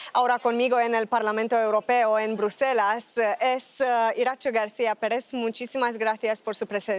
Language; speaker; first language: Spanish; non-native, learner; Romanian